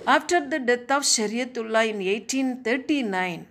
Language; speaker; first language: English; non-native, local second language; Tamil